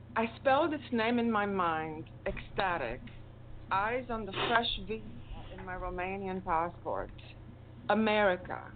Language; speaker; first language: English; non-native, fluent; Romanian